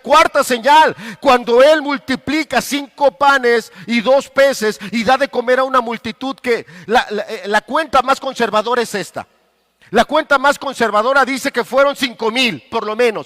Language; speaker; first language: Spanish; native; Spanish